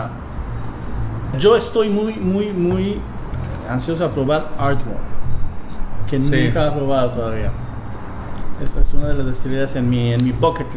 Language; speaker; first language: Spanish; non-native, fluent; English